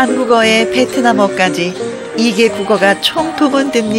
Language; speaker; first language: Korean; native; Korean